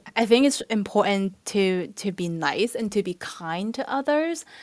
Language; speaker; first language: English; non-native, fluent; Chinese